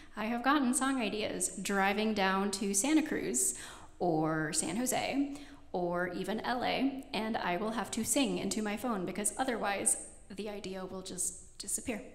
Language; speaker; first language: English; native; English